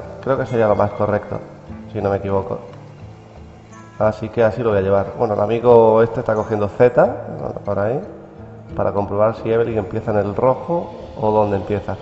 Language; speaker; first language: Spanish; native; Spanish